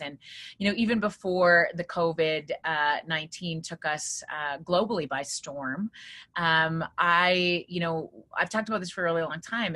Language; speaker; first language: English; native; English